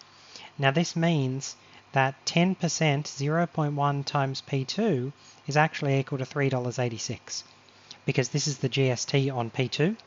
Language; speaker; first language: English; native; English